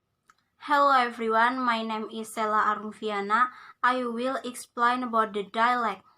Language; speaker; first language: English; non-native, learner; Indonesian